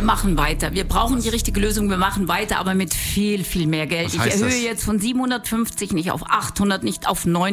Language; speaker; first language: German; native; German